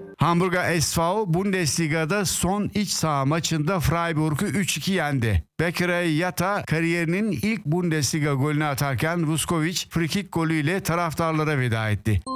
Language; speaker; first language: Turkish; early bilingual, heritage; Turkish